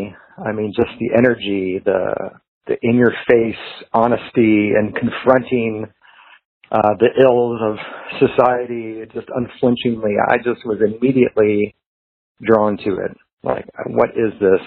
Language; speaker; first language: English; native; English